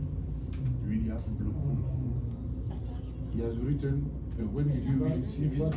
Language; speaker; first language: English; non-native, learner; French